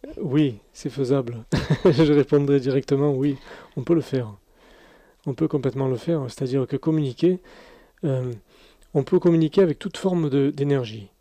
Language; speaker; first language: French; native; French